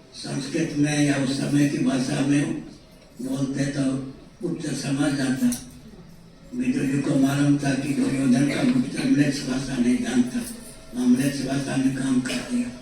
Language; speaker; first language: Hindi; non-native, local second language; Maithili